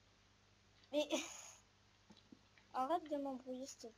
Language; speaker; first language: French; native; French